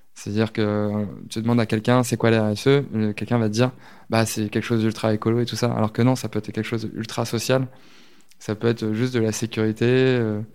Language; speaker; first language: French; native; French